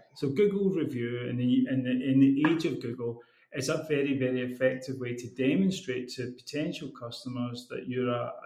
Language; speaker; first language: English; native; English